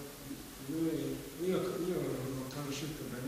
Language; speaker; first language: Italian; non-native, fluent; English